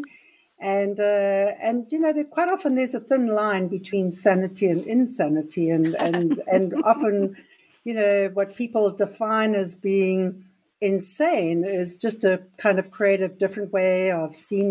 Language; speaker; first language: English; native; English